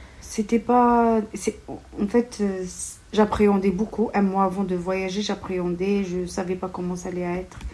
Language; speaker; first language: French; non-native, local second language; Kabyle